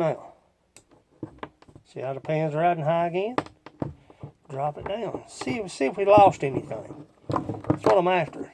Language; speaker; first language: English; native; English